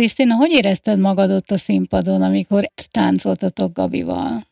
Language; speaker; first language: Hungarian; native; Hungarian